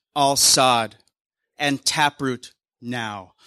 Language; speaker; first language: English; native; English